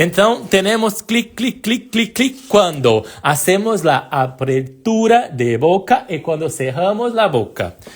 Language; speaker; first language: Spanish; non-native, fluent; Portuguese